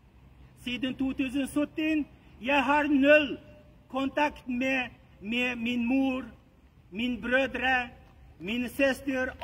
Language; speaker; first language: Norwegian; non-native, learner; Uyghur